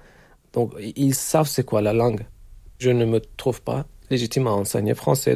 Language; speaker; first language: French; non-native, fluent; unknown